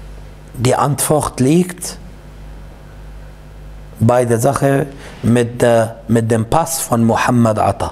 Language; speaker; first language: German; non-native, fluent; Arabic